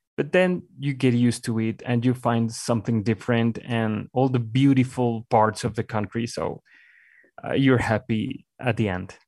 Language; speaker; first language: English; non-native, fluent; Spanish